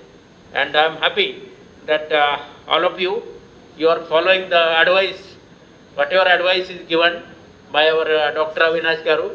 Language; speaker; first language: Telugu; non-native, local second language; Hindi